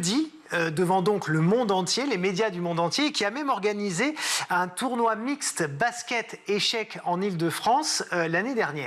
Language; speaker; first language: French; native; French